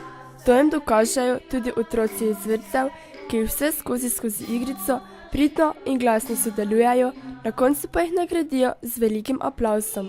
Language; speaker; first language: Slovenian; native; Slovenian